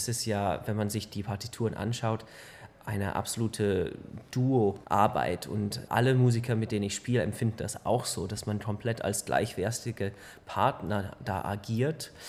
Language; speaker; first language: German; early bilingual, heritage; German